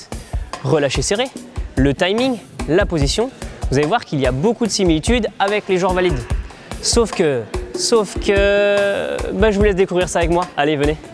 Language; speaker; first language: French; native; French